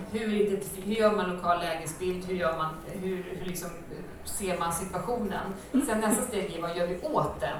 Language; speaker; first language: Swedish; native; Swedish